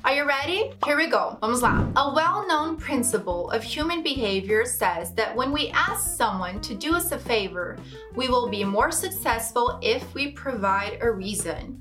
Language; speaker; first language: English; non-native, fluent; Portuguese